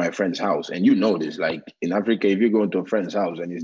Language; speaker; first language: English; non-native, fluent; Norwegian